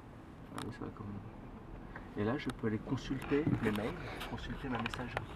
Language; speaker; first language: French; native; French